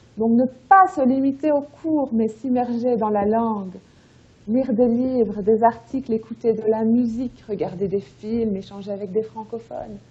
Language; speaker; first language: French; native; French